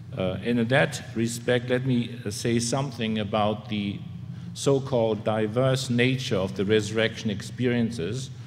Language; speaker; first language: English; non-native, fluent; German